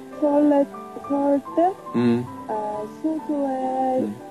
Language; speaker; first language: Korean; non-native, learner; Chinese